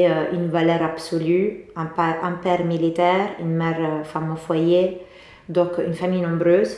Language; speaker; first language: French; non-native, fluent; Italian